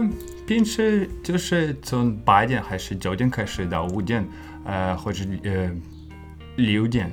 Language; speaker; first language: Chinese; non-native, learner; English